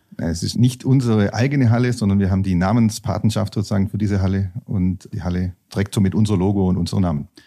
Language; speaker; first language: German; native; German